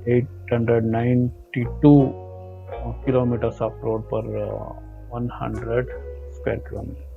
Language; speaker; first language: English; non-native, local second language; Kannada